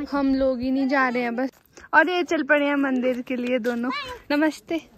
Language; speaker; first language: Hindi; native; Hindi